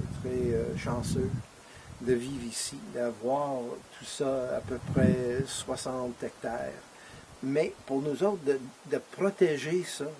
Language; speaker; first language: French; non-native, fluent; English